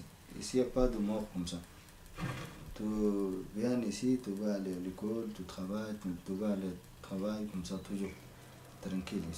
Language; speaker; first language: French; non-native, learner; Arabic